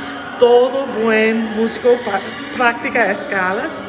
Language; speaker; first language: Spanish; non-native, learner; English